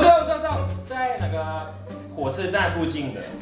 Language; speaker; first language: Chinese; non-native, local second language; Cantonese